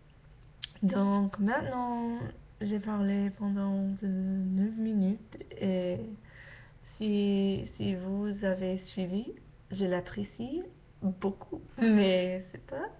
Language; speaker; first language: French; non-native, learner; English